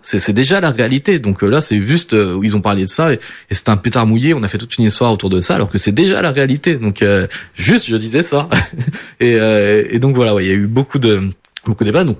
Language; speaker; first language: French; early bilingual, other home language; Portuguese